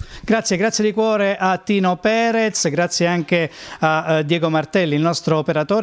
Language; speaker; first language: Italian; native; Italian